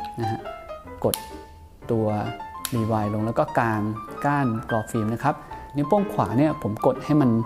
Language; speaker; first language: Thai; native; Thai